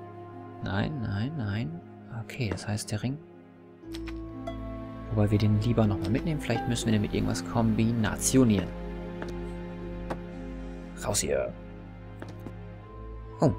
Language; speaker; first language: German; native; German